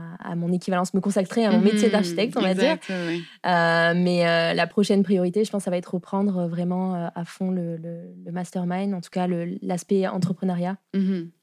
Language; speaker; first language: French; native; French